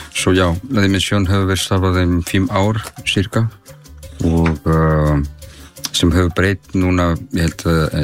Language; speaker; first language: Icelandic; non-native, learner; Spanish